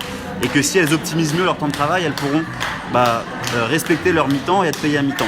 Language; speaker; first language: French; native; French